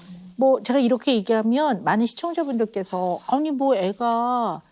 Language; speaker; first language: Korean; native; Korean